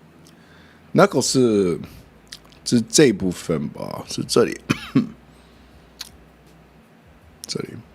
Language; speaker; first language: Chinese; non-native, learner; English